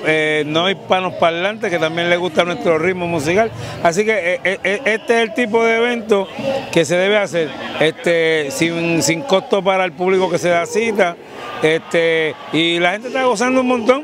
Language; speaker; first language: Spanish; native; Spanish